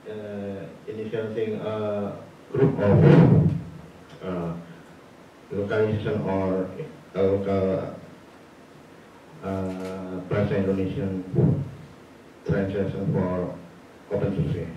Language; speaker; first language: English; non-native, learner; Indonesian